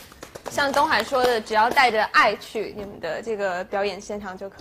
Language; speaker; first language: Chinese; native; Chinese